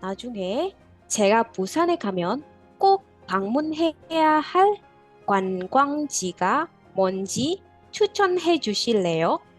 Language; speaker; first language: Korean; non-native, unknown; Indonesian